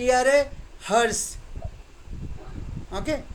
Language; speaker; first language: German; non-native, fluent; Hindi